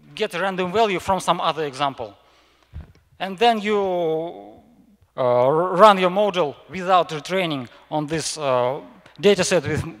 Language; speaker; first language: English; non-native, fluent; Russian